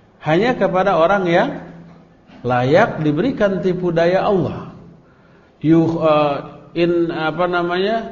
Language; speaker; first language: Indonesian; non-native, local second language; Sundanese